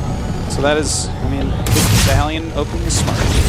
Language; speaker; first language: English; native; English